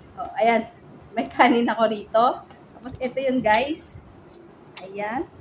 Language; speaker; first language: Filipino; native; Filipino